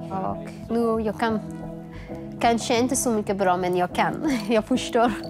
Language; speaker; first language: Swedish; non-native, learner; Persian